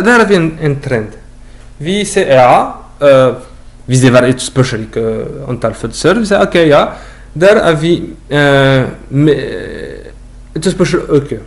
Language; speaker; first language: Norwegian; non-native, learner; French